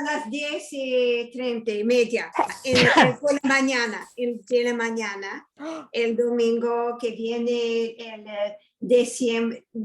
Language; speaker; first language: Spanish; non-native, learner; English